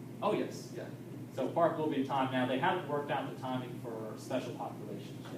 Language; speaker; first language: English; native; English